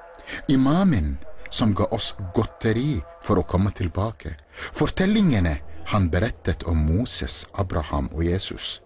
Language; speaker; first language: Norwegian; non-native, fluent; Arabic